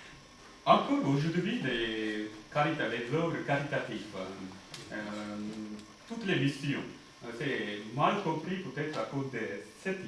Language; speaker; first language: French; non-native, fluent; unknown